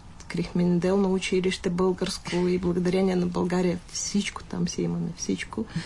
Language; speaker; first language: Bulgarian; early bilingual, heritage; Bulgarian